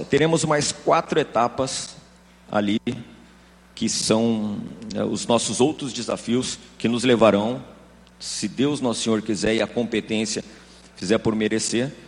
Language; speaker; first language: Portuguese; native; Portuguese